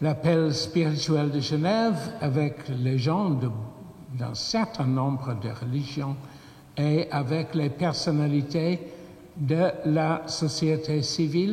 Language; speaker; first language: French; non-native, fluent; English